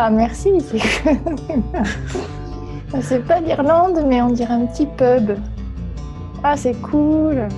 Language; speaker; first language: French; native; French